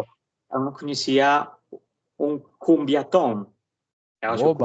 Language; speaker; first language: Portuguese; non-native, learner; Spanish